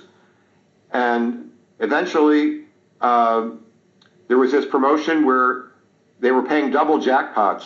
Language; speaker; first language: English; native; English